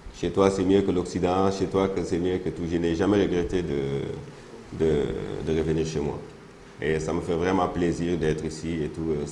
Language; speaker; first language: French; non-native, local second language; Soninke